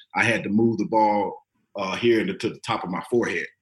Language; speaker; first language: English; native; English